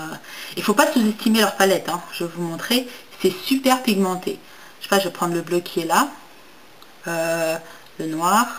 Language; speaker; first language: French; native; French